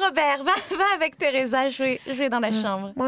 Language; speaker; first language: French; native; French